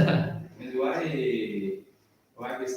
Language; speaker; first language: English; non-native, learner; Portuguese